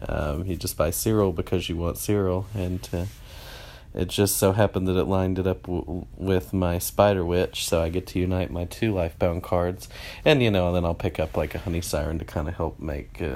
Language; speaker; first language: English; native; English